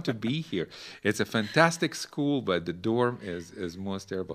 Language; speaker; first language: English; non-native, fluent; Ukrainian